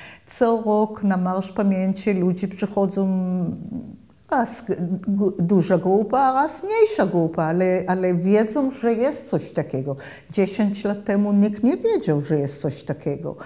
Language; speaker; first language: Polish; early bilingual, heritage; Polish